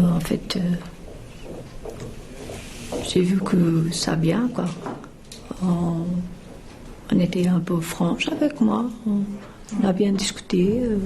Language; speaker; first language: French; non-native, fluent; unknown